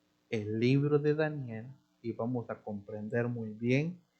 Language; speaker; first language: Spanish; native; Spanish